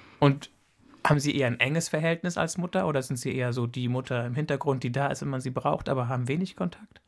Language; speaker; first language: German; native; German